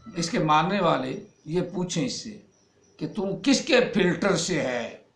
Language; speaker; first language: Urdu; native; Urdu